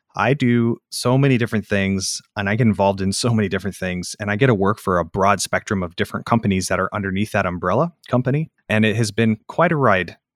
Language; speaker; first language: English; native; English